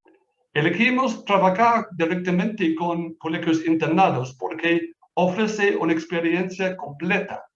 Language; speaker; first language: Spanish; non-native, fluent; English